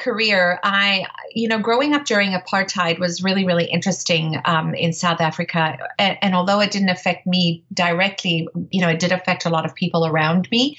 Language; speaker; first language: English; native; English